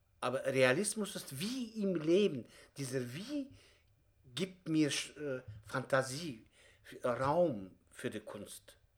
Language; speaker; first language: German; non-native, fluent; Kazakh